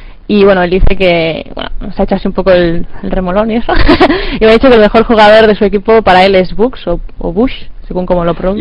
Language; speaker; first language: Spanish; native; Spanish